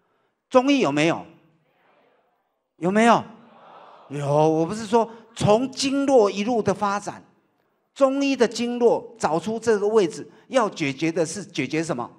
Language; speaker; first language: Chinese; native; Chinese